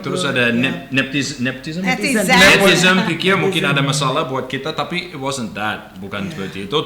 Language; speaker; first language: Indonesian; non-native, learner; English